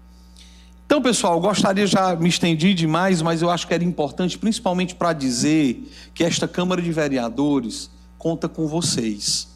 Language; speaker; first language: Portuguese; native; Portuguese